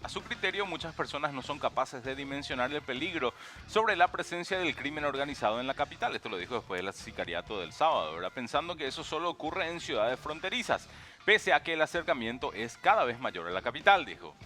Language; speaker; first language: Spanish; native; Spanish